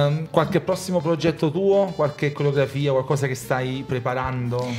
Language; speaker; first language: Italian; native; Italian